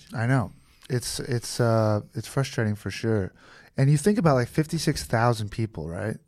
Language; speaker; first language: English; early bilingual, other home language; Croatian